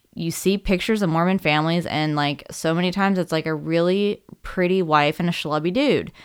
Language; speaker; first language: English; native; English